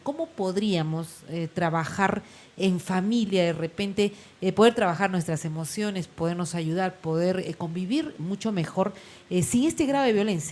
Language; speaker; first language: Spanish; native; Spanish